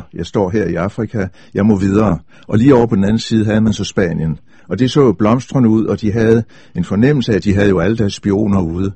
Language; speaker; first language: Danish; native; Danish